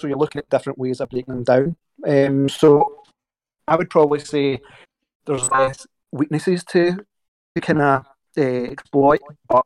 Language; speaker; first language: English; native; English